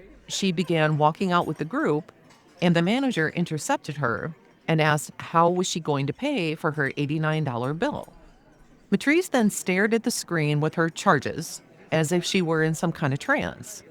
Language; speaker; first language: English; native; English